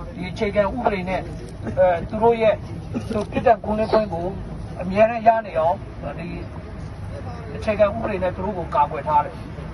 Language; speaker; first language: Burmese; non-native, local second language; Rohingya